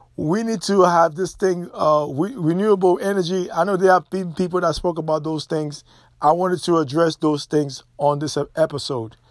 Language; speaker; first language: English; non-native, fluent; Haitian Creole